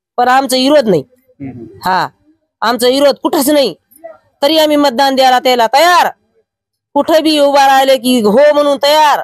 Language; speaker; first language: Marathi; non-native, local second language; Lambadi